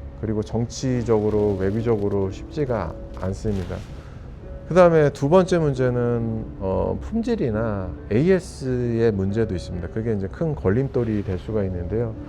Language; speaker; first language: Korean; native; Korean